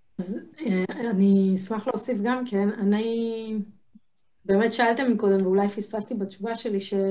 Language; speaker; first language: Hebrew; early bilingual, other home language; Hungarian